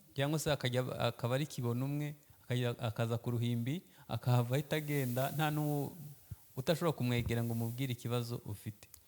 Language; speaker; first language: Kinyarwanda; early bilingual, heritage; Kinyarwanda